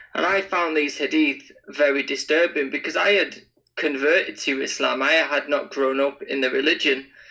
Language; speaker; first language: English; native; English